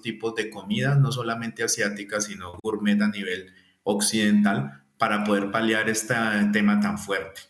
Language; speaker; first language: Spanish; native; Spanish